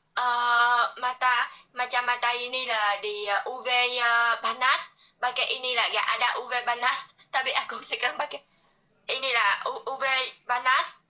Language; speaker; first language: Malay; non-native, learner; Vietnamese